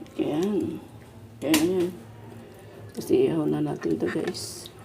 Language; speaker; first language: Filipino; non-native, local second language; Iloko